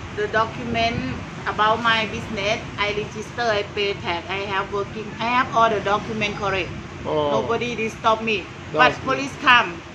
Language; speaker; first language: English; non-native, fluent; Thai